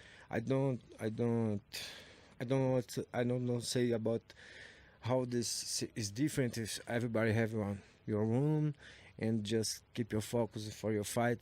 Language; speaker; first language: English; non-native, learner; Portuguese